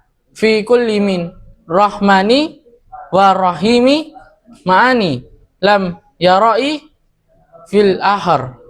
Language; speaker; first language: Arabic; non-native, fluent; Indonesian